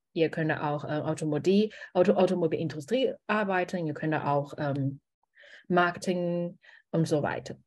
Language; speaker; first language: German; non-native, learner; Chinese